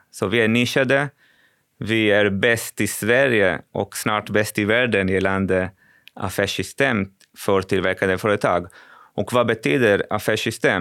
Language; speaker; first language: Swedish; non-native, fluent; Spanish